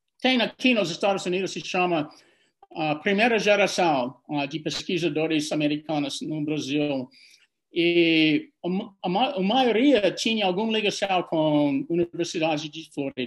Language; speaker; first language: Portuguese; non-native, fluent; English